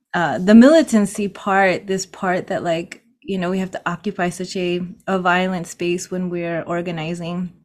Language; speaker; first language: English; early bilingual, other home language; Filipino